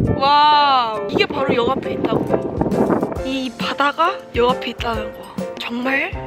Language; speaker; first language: Korean; native; Korean